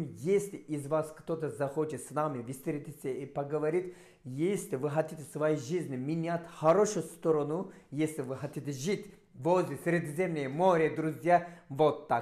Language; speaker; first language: Russian; non-native, fluent; Turkish